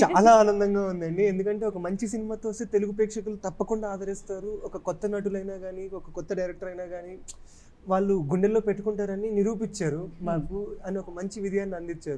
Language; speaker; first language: Telugu; native; Telugu